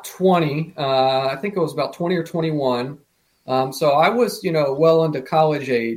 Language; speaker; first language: English; native; English